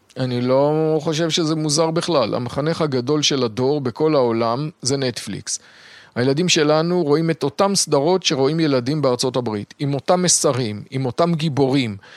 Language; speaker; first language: Hebrew; native; Hebrew